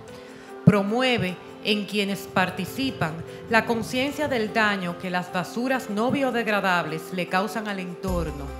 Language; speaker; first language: Spanish; native; Spanish